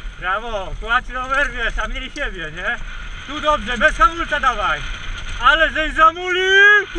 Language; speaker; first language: Polish; native; Polish